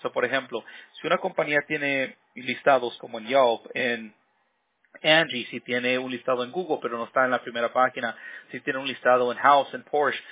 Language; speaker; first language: Spanish; early bilingual, heritage; Spanish